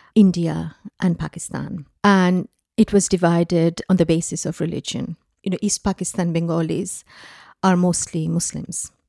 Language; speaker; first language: English; non-native, local second language; Bangla